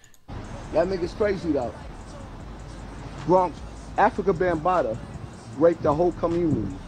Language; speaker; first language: English; native; English